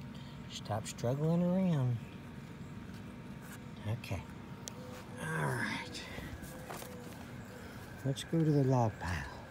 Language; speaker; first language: English; native; English